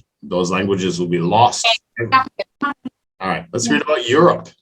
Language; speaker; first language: English; non-native, fluent; French